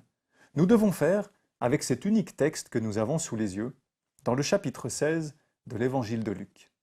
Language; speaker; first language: French; native; French